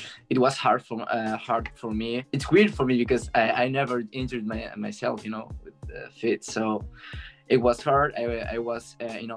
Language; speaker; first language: English; non-native, learner; Spanish